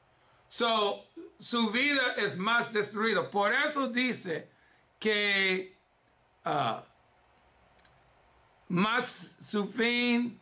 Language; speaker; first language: Spanish; early bilingual, heritage; English